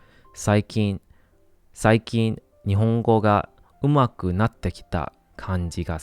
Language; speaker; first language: Japanese; non-native, learner; English